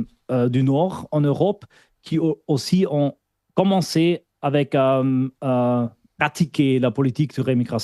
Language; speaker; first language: French; non-native, fluent; German